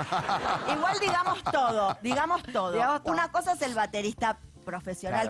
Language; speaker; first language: Spanish; native; Spanish